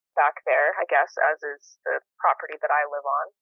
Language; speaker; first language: English; native; English